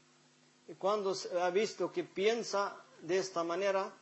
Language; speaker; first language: Spanish; non-native, fluent; Arabic